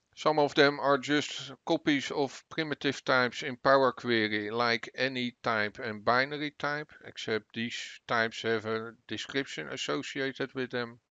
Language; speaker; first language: English; non-native, fluent; Dutch